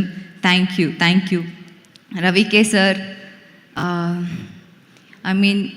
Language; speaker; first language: Telugu; non-native, local second language; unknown